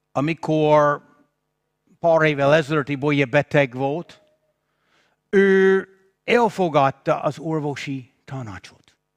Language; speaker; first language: Hungarian; non-native, fluent; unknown